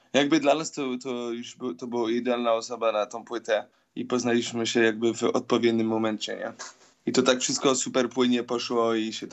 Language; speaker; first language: Polish; early bilingual, heritage; Polish